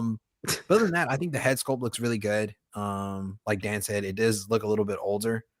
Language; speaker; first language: English; native; English